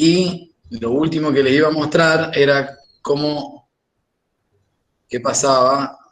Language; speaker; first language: Spanish; native; Spanish